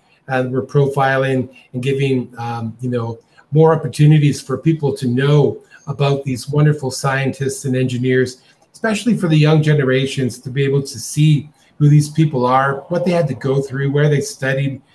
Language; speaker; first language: English; native; English